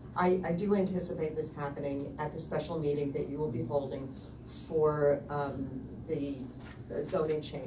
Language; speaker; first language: English; native; English